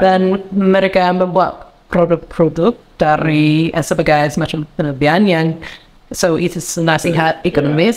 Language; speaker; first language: Indonesian; non-native, learner; English